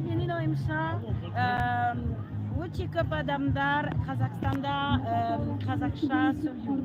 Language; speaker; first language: Kazakh; non-native, learner; French